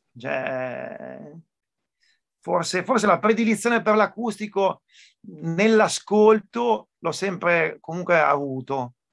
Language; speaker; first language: Italian; native; Italian